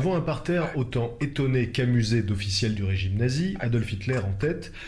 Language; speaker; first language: French; native; French